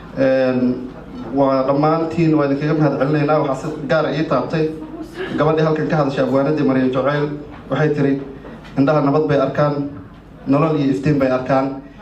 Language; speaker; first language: Somali; native; Somali